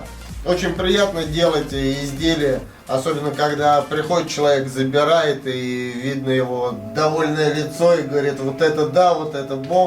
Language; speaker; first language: Russian; native; Russian